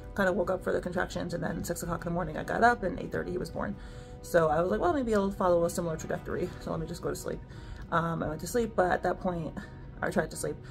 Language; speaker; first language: English; native; English